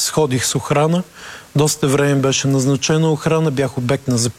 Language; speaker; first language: Bulgarian; native; Bulgarian